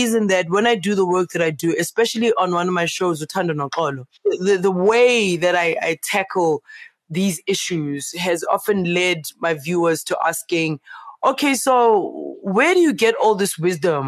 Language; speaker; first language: English; non-native, local second language; Zulu